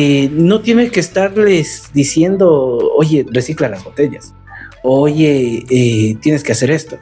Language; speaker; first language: Spanish; native; Spanish